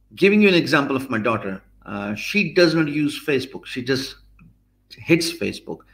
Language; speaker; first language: English; non-native, local second language; Urdu